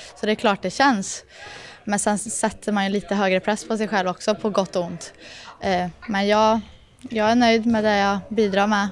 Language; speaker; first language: Swedish; native; Swedish